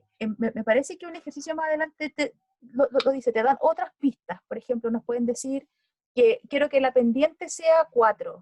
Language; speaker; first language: Spanish; native; Spanish